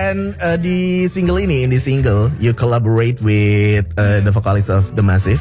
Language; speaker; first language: English; non-native, fluent; Indonesian